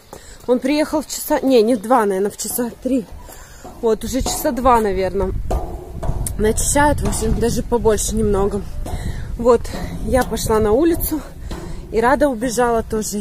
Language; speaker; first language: Russian; native; Russian